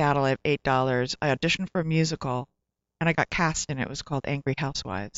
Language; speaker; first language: English; native; English